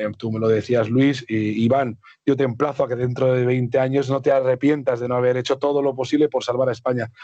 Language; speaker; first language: Spanish; native; Spanish